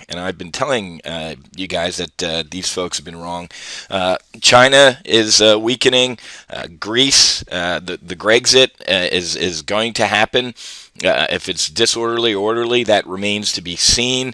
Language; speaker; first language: English; native; English